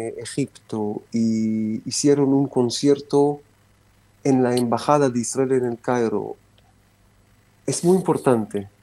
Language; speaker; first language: Spanish; non-native, fluent; Romanian